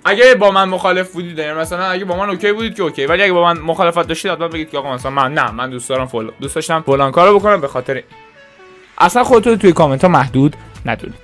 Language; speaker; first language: Persian; native; Persian